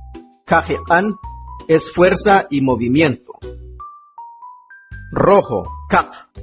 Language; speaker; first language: Spanish; non-native, local second language; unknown